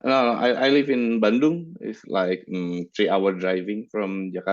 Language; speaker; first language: English; non-native, learner; Indonesian